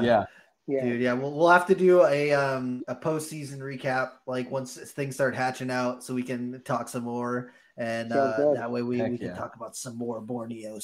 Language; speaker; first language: English; native; English